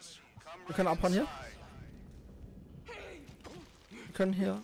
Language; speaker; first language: German; native; German